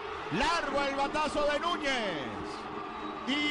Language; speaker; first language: Spanish; native; Spanish